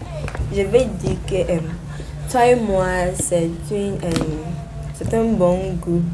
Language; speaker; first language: French; non-native, learner; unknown